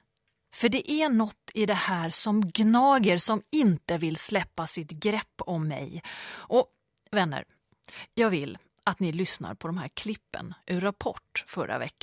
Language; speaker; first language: Swedish; native; Swedish